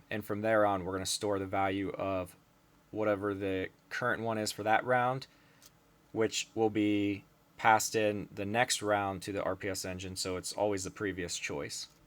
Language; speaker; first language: English; native; English